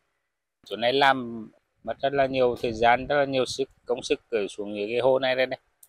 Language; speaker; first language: Vietnamese; native; Vietnamese